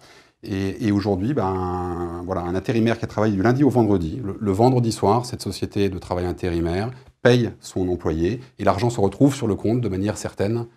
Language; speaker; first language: French; native; French